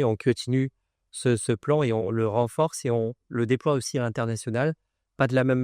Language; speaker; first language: French; native; French